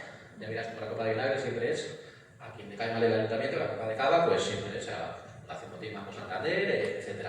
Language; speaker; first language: Spanish; native; Spanish